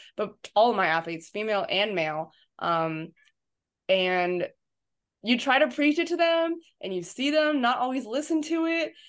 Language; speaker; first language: English; native; English